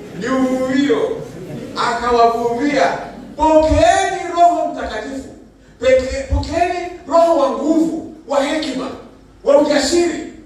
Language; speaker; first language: Swahili; native; Swahili